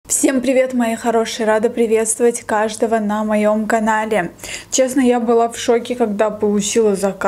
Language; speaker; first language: Russian; native; Russian